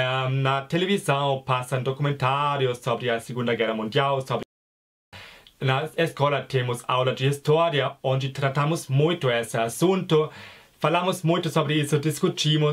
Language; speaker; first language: Portuguese; non-native, fluent; German